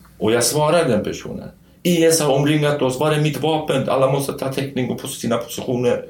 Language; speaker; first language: Swedish; non-native, fluent; Kurdish